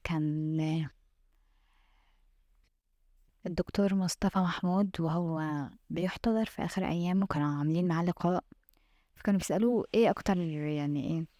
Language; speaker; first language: Arabic; native; Arabic